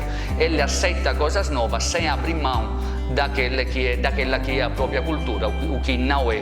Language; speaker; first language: Portuguese; non-native, fluent; Italian